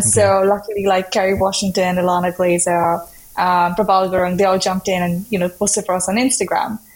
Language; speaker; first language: English; non-native, local second language; Hindi